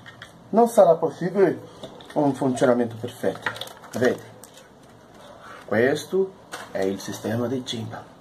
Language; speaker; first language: Italian; non-native, learner; Portuguese